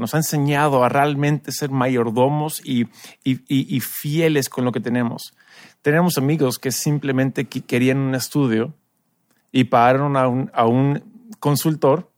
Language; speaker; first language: Spanish; early bilingual, other home language; English